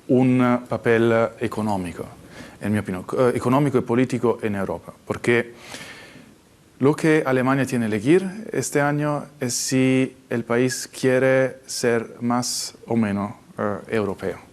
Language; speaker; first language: Spanish; non-native, fluent; Italian